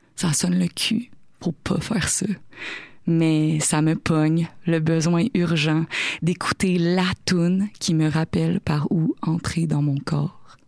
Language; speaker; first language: French; native; French